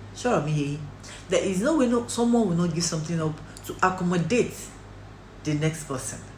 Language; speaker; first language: English; non-native, local second language; Yoruba